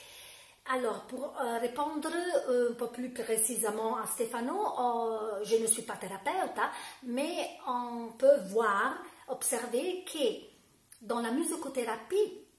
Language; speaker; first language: French; non-native, fluent; Italian